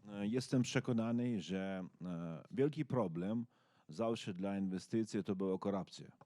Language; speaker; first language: Polish; non-native, learner; Ukrainian